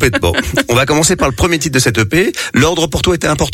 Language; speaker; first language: French; native; French